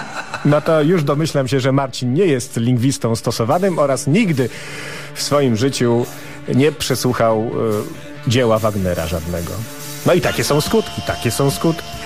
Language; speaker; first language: Polish; native; Polish